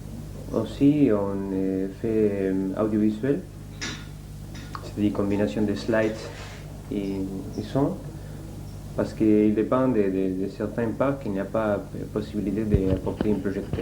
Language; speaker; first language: French; non-native, learner; Spanish